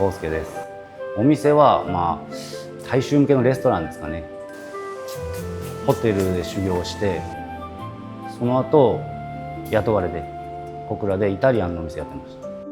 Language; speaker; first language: Japanese; native; Japanese